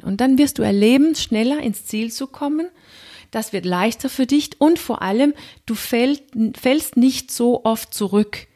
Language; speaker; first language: German; non-native, fluent; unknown